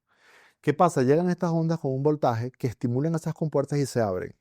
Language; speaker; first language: Spanish; native; Spanish